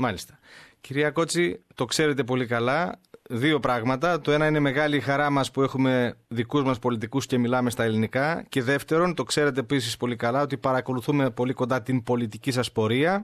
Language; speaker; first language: Greek; native; Greek